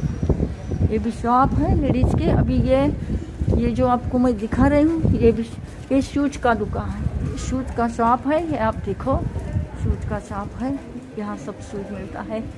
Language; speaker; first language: Hindi; non-native, local second language; Marathi